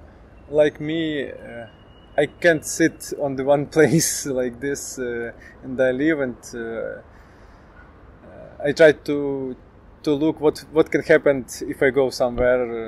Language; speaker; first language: English; non-native, learner; Ukrainian